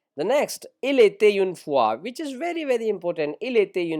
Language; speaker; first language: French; non-native, fluent; Hindi